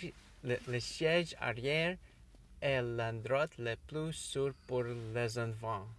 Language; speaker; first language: French; non-native, learner; English